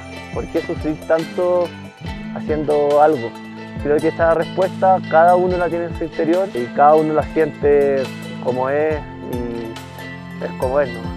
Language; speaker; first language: Spanish; native; Spanish